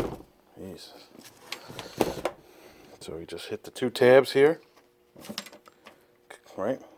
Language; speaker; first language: English; native; English